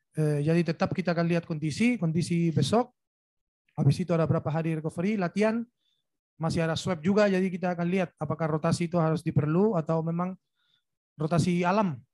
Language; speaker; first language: Indonesian; non-native, fluent; Spanish